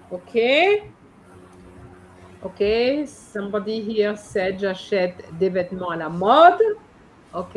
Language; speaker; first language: French; non-native, fluent; English